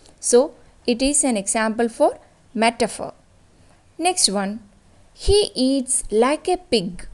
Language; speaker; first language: English; non-native, local second language; Malayalam